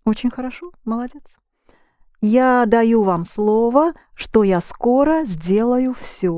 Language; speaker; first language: Russian; non-native, fluent; English